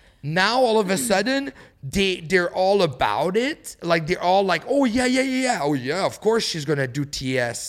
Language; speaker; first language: English; early bilingual, other home language; French